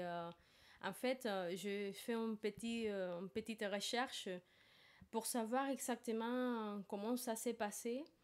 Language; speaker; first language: French; non-native, fluent; Spanish